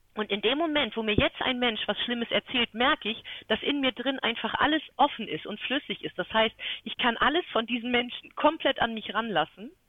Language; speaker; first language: German; native; German